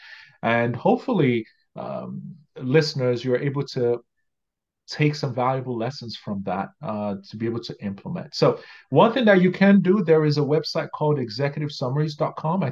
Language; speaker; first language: English; non-native, local second language; Yoruba